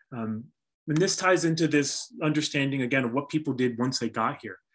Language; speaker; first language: English; native; English